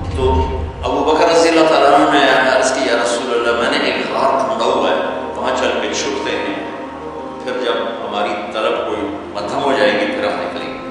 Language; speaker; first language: Urdu; non-native, local second language; Punjabi